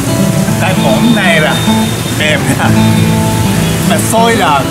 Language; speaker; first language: Vietnamese; non-native, learner; Japanese